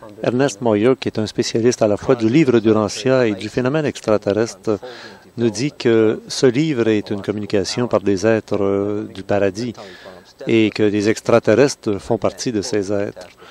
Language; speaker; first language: French; native; French